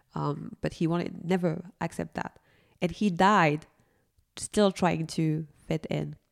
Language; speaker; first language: English; non-native, fluent; French